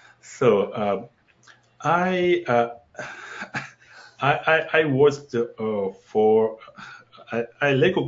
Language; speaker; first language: English; non-native, learner; Japanese